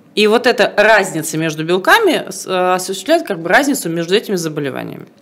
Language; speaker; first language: Russian; native; Russian